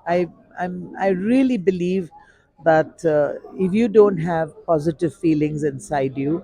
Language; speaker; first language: English; non-native, local second language; Tamil